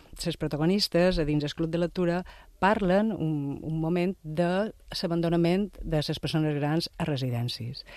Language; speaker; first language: Catalan; native; Catalan